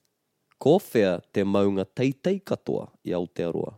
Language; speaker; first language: Māori; non-native, local second language; English